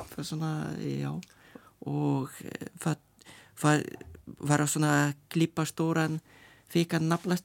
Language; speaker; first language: Icelandic; non-native, fluent; Lithuanian